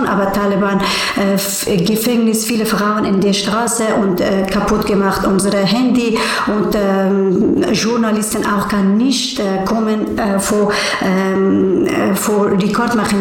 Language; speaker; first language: German; non-native, learner; Persian